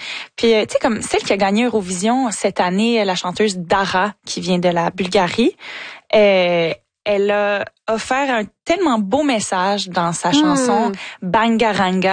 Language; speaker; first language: French; native; French